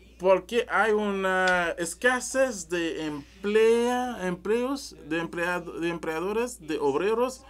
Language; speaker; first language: Spanish; non-native, learner; French